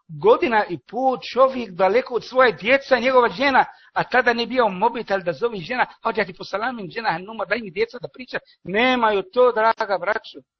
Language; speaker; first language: Bosnian; non-native, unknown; Arabic